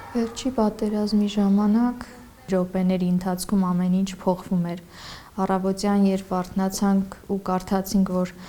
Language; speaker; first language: Armenian; native; Armenian